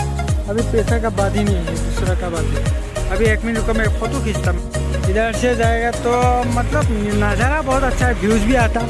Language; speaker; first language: Hindi; non-native, local second language; Assamese